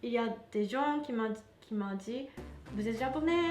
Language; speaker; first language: French; non-native, fluent; Japanese